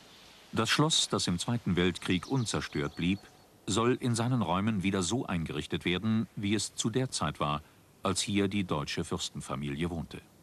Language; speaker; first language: German; native; German